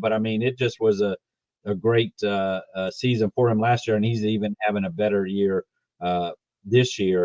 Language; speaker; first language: English; native; English